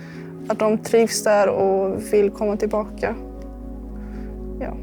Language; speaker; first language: Swedish; early bilingual, other home language; Serbian